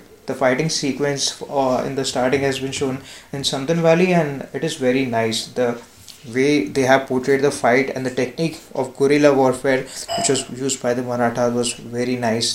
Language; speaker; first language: English; non-native, local second language; Marathi